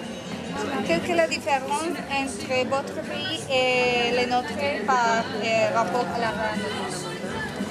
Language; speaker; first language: French; non-native, learner; Spanish